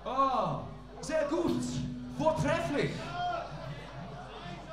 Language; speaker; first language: German; non-native, learner; English